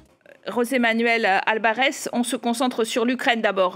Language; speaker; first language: French; native; French